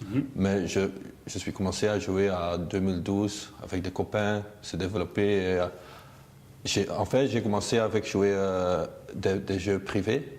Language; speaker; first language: French; non-native, local second language; Dutch